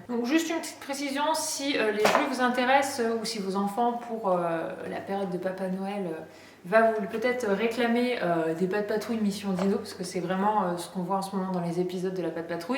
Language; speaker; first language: French; native; French